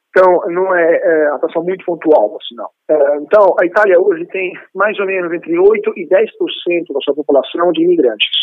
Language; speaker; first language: Portuguese; non-native, fluent; Italian